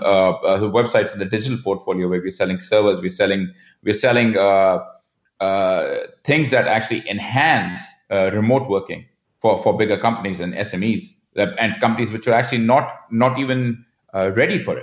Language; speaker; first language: English; non-native, local second language; Hindi